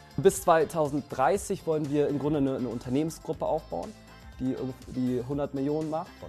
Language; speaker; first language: German; early bilingual, other home language; Vietnamese